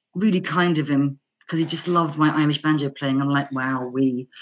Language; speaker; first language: English; native; English